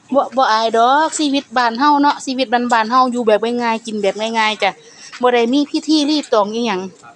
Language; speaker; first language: Thai; native; Thai